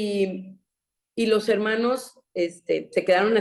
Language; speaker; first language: Spanish; native; Spanish